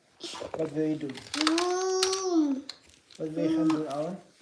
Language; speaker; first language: Dutch; non-native, fluent; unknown